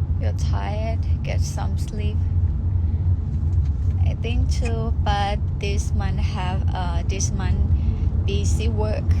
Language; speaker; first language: English; non-native, learner; Thai